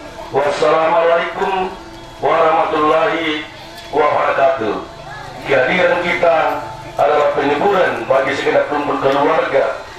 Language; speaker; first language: Indonesian; non-native, local second language; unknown